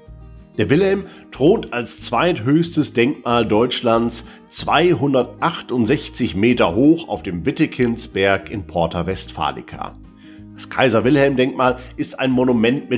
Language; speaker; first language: German; native; German